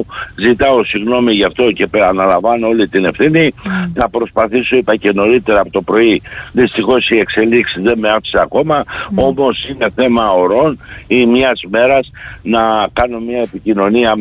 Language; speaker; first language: Greek; native; Greek